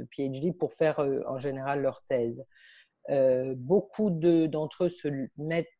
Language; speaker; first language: French; early bilingual, heritage; Spanish